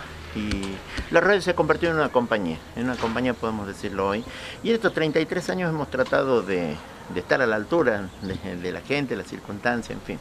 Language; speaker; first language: Spanish; native; Spanish